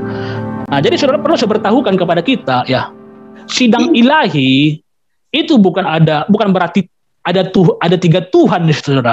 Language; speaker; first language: Indonesian; native; Indonesian